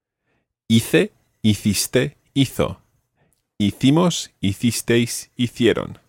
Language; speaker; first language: Spanish; non-native, fluent; English